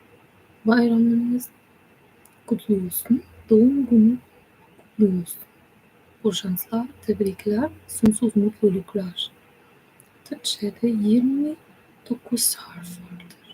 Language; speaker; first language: Turkish; non-native, learner; English